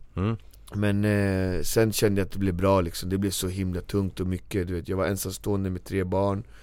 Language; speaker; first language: Swedish; native; Swedish